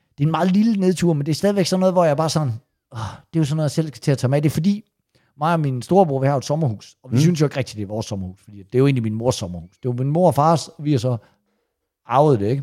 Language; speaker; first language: Danish; native; Danish